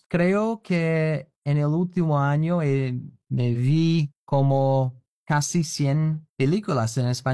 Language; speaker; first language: Spanish; non-native, fluent; English